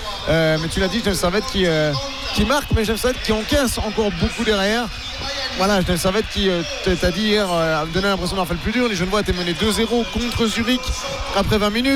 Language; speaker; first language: French; native; French